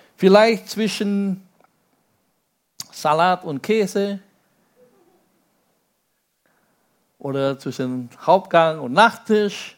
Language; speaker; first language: German; non-native, fluent; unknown